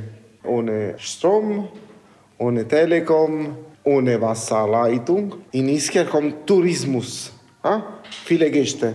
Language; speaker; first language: German; non-native, learner; Italian